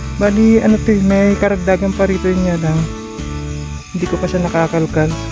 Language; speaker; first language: Filipino; non-native, local second language; Iloko